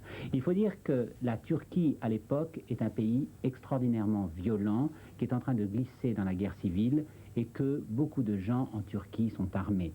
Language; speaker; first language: French; native; French